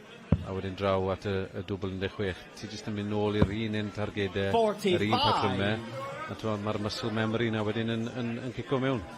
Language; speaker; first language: Welsh; native; Welsh